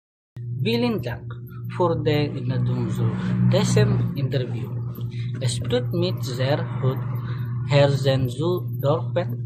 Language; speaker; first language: German; non-native, learner; Filipino